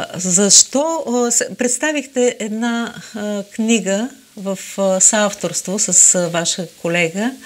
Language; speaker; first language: Bulgarian; native; Bulgarian